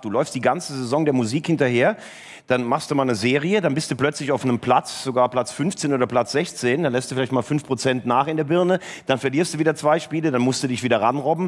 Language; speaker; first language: German; native; German